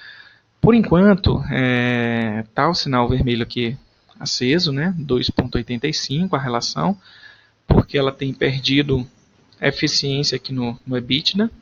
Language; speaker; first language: Portuguese; native; Portuguese